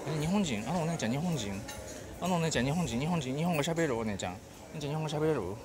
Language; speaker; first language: Japanese; native; Japanese